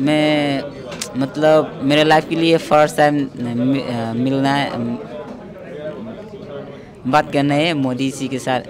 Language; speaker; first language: Hindi; non-native, local second language; Manipuri